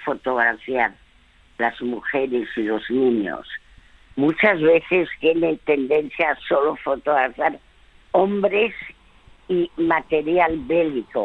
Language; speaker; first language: Spanish; early bilingual, other home language; French